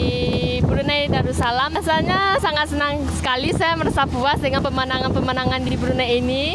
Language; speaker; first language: Indonesian; non-native, local second language; Minangkabau